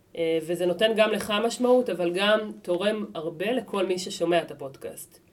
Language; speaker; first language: Hebrew; native; Hebrew